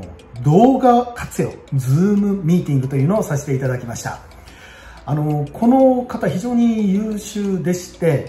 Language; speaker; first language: Japanese; native; Japanese